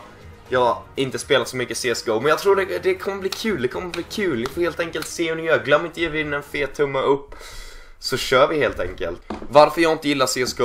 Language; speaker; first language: Swedish; native; Swedish